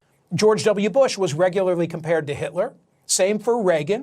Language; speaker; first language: English; native; English